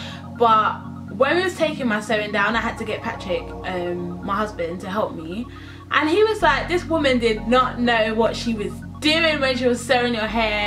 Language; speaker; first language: English; native; English